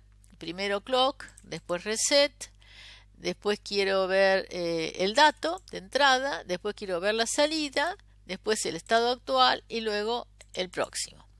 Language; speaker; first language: Spanish; native; Spanish